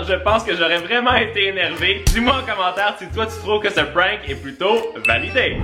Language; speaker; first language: French; native; French